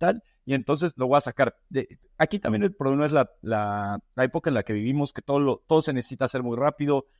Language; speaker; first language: Spanish; native; Spanish